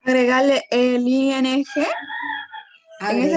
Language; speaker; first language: Spanish; native; Spanish